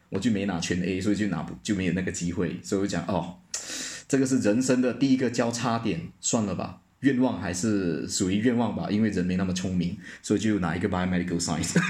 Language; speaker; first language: Chinese; native; Chinese